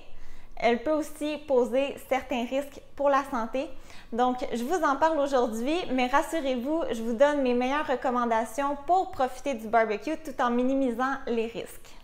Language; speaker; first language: French; native; French